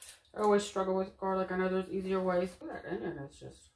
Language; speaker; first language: English; native; English